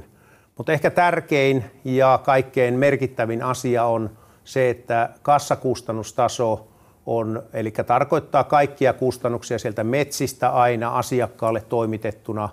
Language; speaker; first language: Finnish; native; Finnish